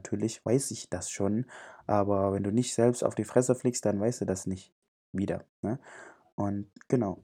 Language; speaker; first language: German; non-native, fluent; Indonesian